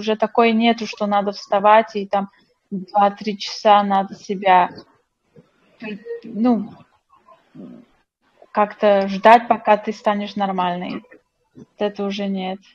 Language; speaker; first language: Russian; non-native, fluent; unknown